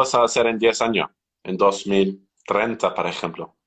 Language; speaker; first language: Spanish; non-native, learner; Turkish